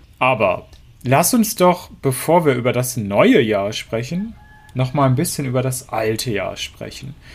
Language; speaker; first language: German; native; German